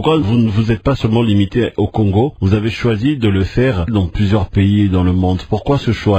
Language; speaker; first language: French; non-native, local second language; Lingala